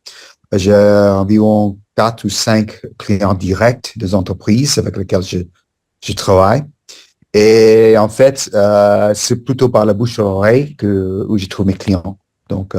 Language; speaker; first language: French; non-native, fluent; English